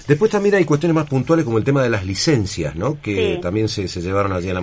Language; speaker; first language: Spanish; native; Spanish